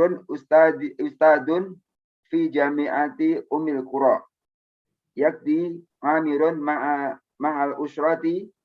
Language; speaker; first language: Arabic; non-native, learner; Indonesian